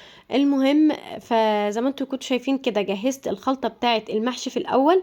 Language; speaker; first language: Arabic; native; Arabic